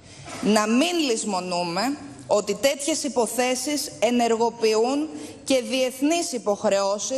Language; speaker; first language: Greek; native; Greek